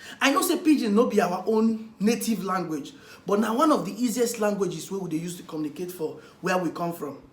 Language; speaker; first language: Nigerian Pidgin; non-native, local second language; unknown